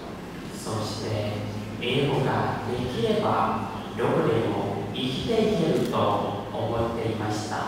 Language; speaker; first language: Japanese; non-native, fluent; Thai